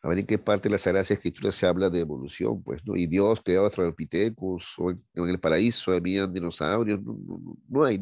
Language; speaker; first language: Spanish; native; Spanish